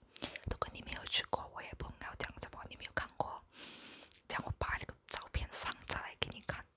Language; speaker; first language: Chinese; non-native, local second language; English